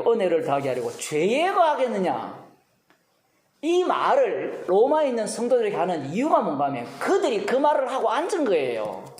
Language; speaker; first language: Korean; native; Korean